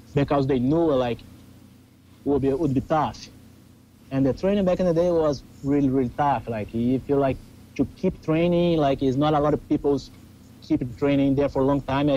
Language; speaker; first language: English; non-native, learner; Portuguese